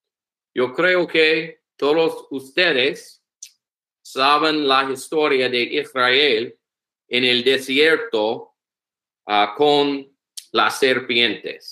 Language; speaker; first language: Spanish; non-native, learner; English